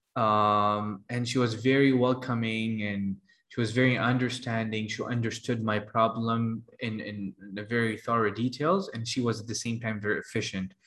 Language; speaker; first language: English; non-native, fluent; Arabic